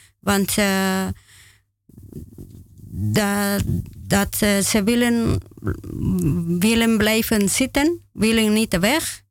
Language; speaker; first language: Dutch; non-native, learner; Spanish